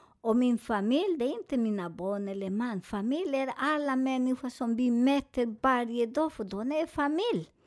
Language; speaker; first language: Swedish; non-native, fluent; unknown